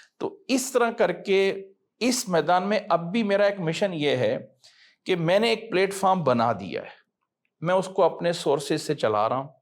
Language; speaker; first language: Urdu; native; Urdu